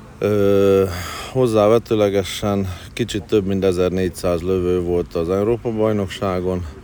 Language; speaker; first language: Hungarian; native; Hungarian